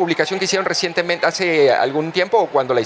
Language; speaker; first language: Spanish; native; Spanish